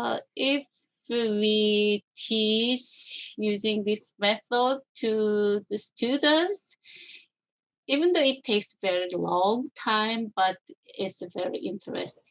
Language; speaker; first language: English; non-native, learner; Korean